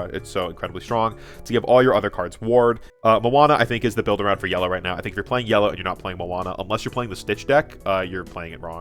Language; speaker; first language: English; native; English